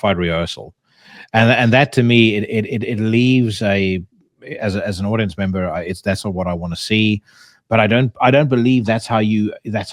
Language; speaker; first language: English; native; English